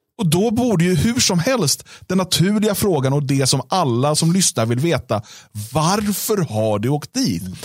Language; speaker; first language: Swedish; native; Swedish